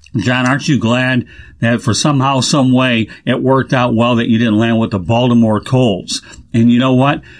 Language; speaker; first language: English; native; English